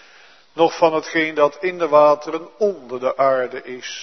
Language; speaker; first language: Dutch; native; Dutch